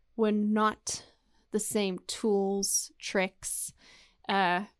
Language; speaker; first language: English; native; English